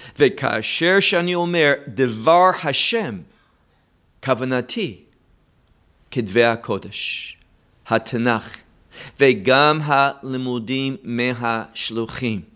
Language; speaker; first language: Hebrew; non-native, fluent; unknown